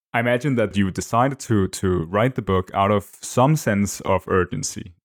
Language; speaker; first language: English; non-native, fluent; Danish